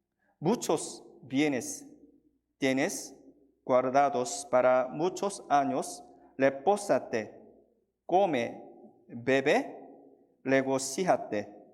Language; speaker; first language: Spanish; non-native, fluent; Korean